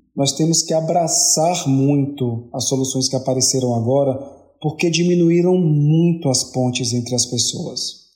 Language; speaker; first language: Portuguese; native; Portuguese